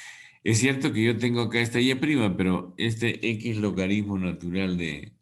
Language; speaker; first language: Spanish; native; Spanish